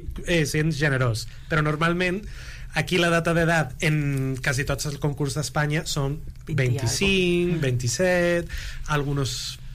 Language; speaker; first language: Catalan; non-native, local second language; Spanish